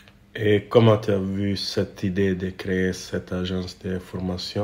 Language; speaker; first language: French; non-native, learner; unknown